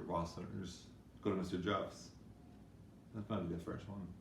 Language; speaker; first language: English; native; English